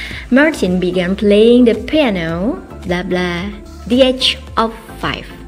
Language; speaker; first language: English; non-native, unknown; Indonesian